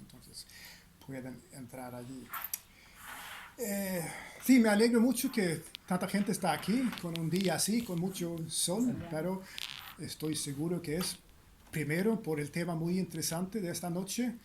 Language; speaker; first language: Spanish; non-native, fluent; Swedish